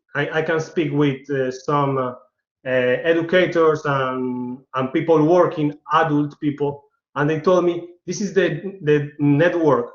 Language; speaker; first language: English; non-native, learner; Spanish